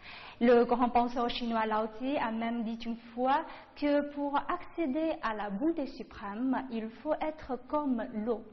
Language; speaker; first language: French; non-native, fluent; Chinese